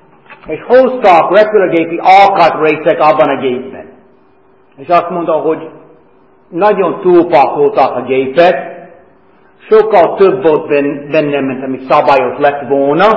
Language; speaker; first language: Hungarian; non-native, fluent; English